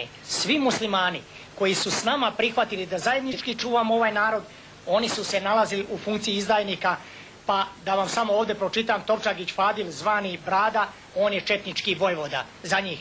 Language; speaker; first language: Bosnian; native; Bosnian